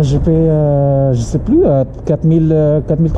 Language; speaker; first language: French; non-native, learner; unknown